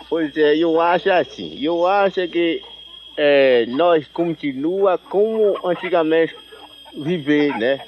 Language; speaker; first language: Portuguese; non-native, local second language; Kayapó